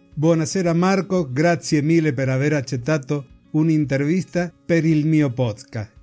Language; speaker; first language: Italian; non-native, learner; Spanish